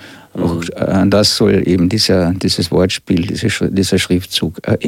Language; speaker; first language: German; native; German